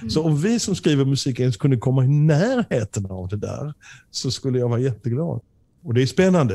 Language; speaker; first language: Swedish; native; Swedish